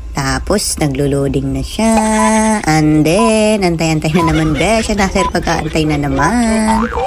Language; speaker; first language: Filipino; non-native, local second language; Cebuano